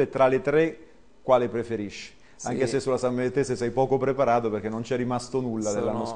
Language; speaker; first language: Italian; native; Italian